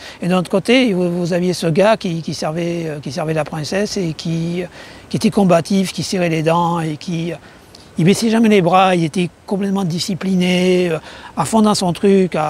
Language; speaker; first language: French; native; French